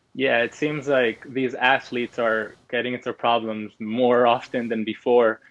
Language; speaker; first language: English; early bilingual, other home language; Spanish